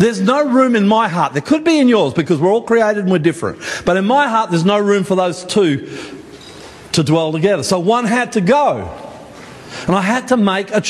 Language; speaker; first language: English; native; English